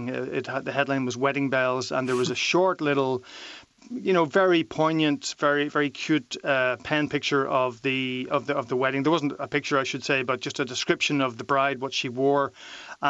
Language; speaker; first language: English; native; English